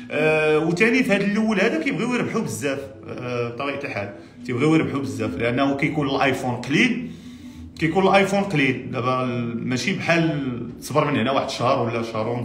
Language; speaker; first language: Arabic; native; Arabic